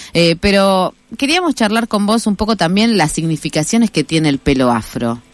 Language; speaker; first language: Spanish; native; Spanish